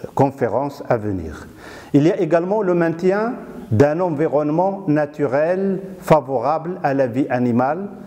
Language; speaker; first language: French; non-native, local second language; Arabic